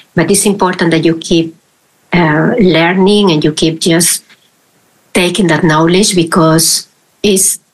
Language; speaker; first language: English; non-native, fluent; Spanish